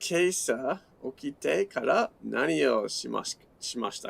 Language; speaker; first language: Japanese; non-native, learner; English